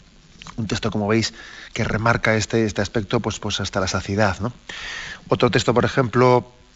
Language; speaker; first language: Spanish; native; Spanish